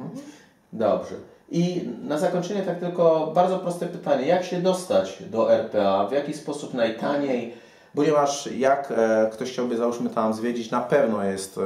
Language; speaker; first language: Polish; native; Polish